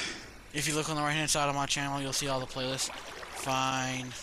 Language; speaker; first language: English; native; English